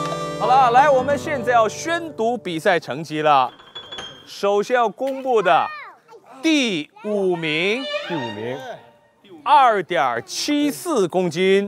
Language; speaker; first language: Chinese; native; Chinese